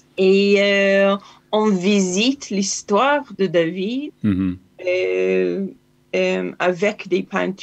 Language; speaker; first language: French; non-native, learner; Hebrew